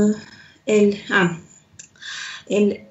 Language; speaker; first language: French; non-native, learner; Russian